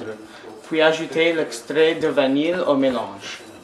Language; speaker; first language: French; non-native, learner; English